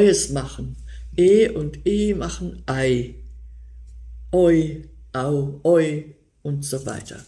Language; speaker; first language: German; native; German